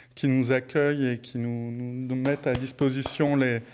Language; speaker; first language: French; native; French